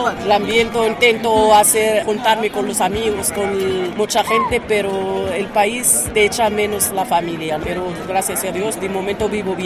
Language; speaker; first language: Spanish; non-native, learner; Arabic